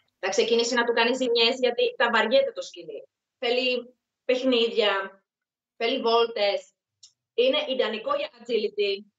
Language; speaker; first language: Greek; non-native, fluent; Czech